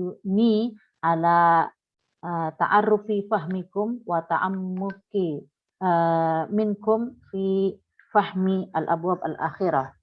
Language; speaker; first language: Arabic; non-native, fluent; Indonesian